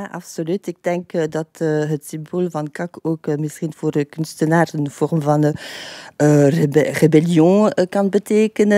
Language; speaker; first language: Dutch; non-native, fluent; French